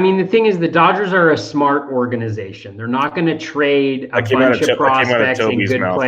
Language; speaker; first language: English; native; English